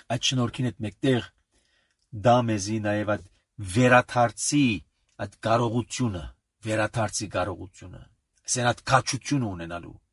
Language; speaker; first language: Armenian; early bilingual, heritage; Armenian